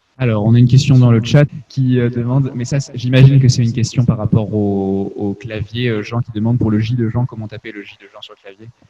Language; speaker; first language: French; native; French